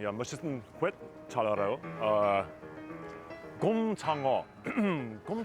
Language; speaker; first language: Korean; non-native, learner; English